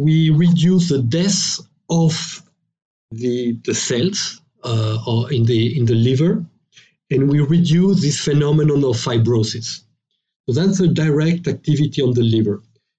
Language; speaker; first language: English; non-native, fluent; French